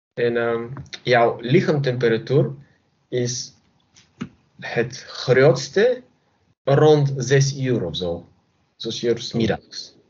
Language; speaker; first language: Dutch; non-native, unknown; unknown